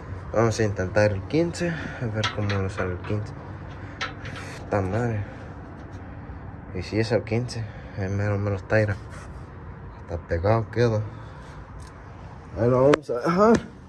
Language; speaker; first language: Spanish; early bilingual, heritage; Spanish